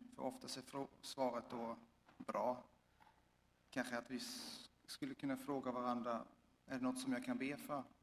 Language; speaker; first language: Swedish; non-native, fluent; Swiss German